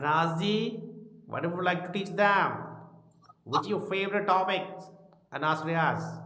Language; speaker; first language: English; non-native, local second language; Hindi